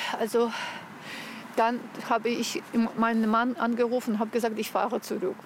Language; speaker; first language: German; non-native, fluent; Ukrainian